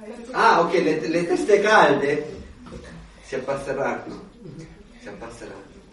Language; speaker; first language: Italian; native; Italian